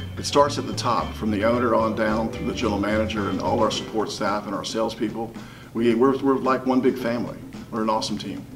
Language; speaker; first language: English; native; English